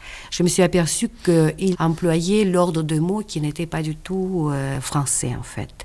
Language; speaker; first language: French; non-native, fluent; Russian